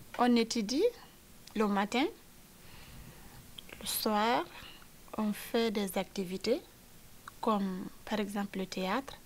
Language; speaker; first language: French; non-native, learner; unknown